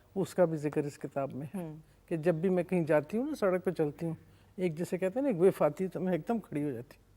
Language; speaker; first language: Urdu; non-native, local second language; English